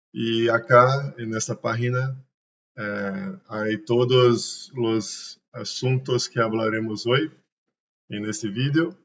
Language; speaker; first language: Spanish; non-native, learner; Portuguese